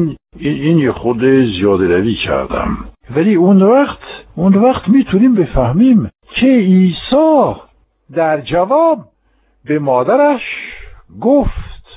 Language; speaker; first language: Persian; non-native, fluent; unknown